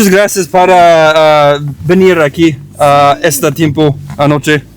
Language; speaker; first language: Spanish; non-native, learner; English